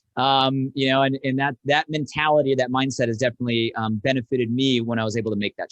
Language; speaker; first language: English; native; English